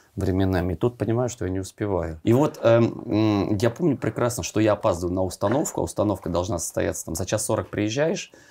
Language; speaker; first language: Russian; native; Russian